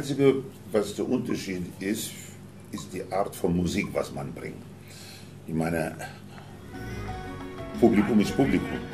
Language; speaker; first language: German; non-native, fluent; Spanish